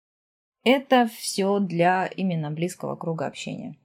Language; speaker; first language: Russian; native; Russian